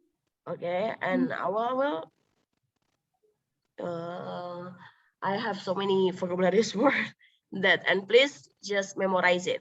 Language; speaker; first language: English; non-native, local second language; Indonesian